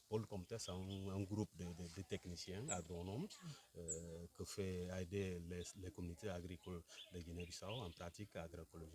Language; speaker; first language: French; non-native, learner; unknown